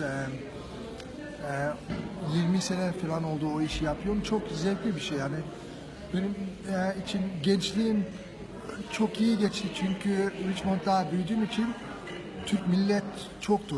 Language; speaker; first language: Turkish; early bilingual, heritage; Turkish